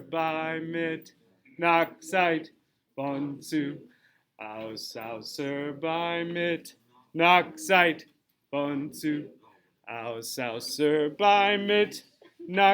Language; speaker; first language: German; non-native, fluent; English